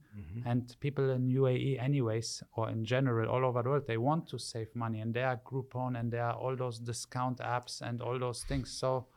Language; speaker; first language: English; early bilingual, other home language; German